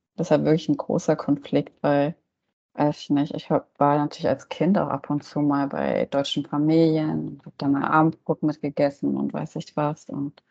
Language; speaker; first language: German; native; German